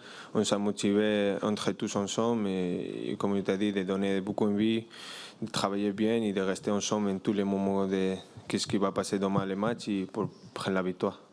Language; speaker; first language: French; non-native, learner; Spanish